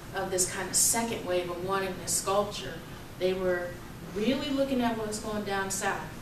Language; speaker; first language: English; native; English